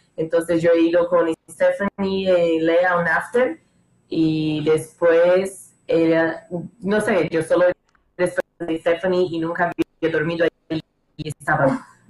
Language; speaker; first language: Spanish; non-native, fluent; Portuguese